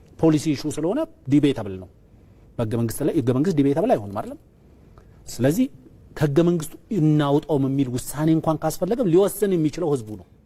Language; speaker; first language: Amharic; non-native, local second language; Oromo